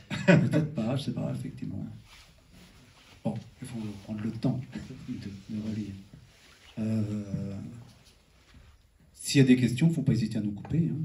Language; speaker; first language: French; native; French